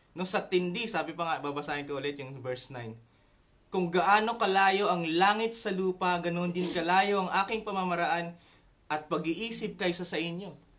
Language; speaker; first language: Filipino; native; Filipino